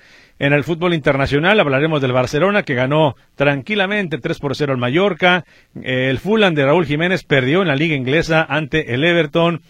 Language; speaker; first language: Spanish; native; Spanish